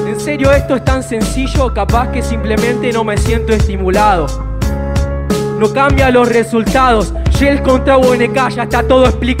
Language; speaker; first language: Spanish; native; Spanish